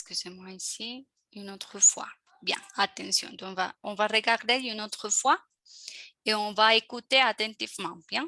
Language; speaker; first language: French; non-native, fluent; Spanish